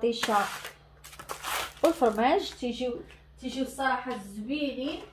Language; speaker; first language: Arabic; native; Arabic